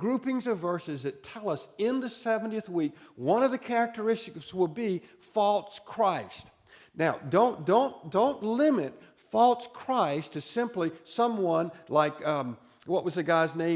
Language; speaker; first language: English; native; English